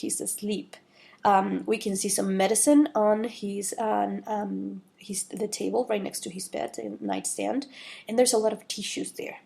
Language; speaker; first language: English; non-native, fluent; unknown